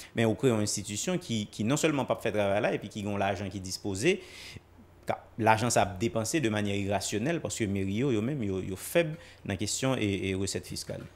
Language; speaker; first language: French; non-native, local second language; Haitian Creole